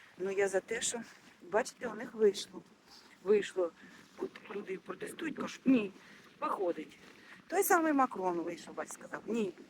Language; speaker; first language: Ukrainian; non-native, local second language; Russian